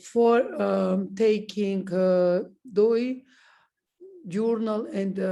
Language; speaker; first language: English; non-native, learner; Georgian